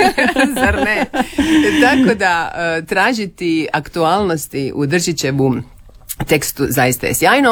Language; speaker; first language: Serbian; native; Serbian